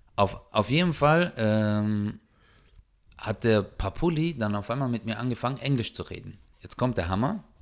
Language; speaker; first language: German; early bilingual, other home language; Turkish